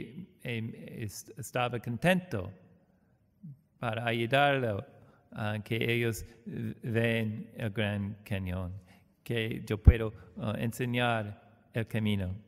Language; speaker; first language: Spanish; non-native, learner; English